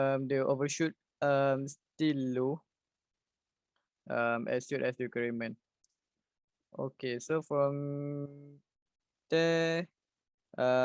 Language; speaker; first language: English; non-native, learner; Malay